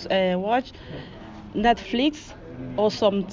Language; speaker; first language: English; non-native, fluent; French